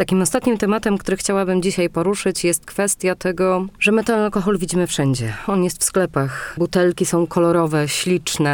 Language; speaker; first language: Polish; native; Polish